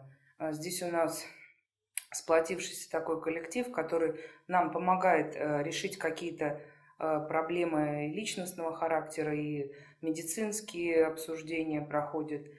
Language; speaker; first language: Russian; native; Russian